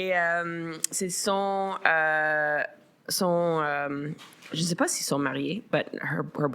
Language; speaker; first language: French; non-native, local second language; English